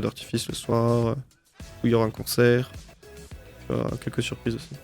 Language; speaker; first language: French; native; French